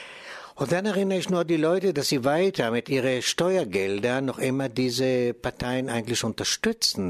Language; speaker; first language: German; non-native, fluent; Hebrew